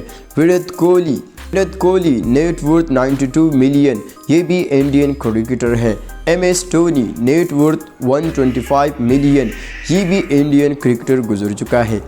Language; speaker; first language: Hindi; native; Hindi